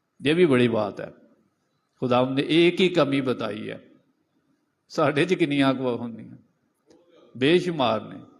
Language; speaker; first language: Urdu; non-native, local second language; Punjabi